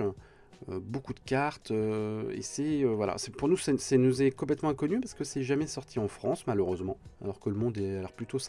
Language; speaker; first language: French; native; French